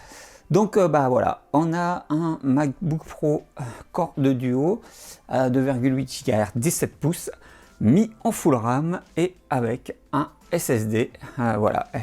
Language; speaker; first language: French; native; French